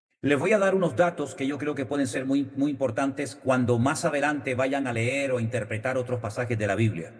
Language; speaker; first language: Spanish; native; Spanish